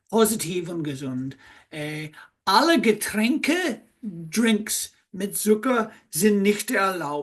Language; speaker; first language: German; non-native, fluent; English